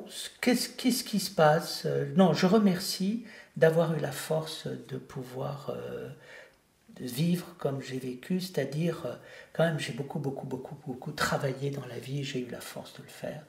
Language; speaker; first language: French; native; French